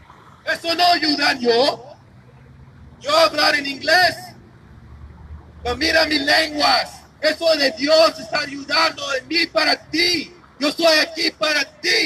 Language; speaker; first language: Spanish; non-native, learner; English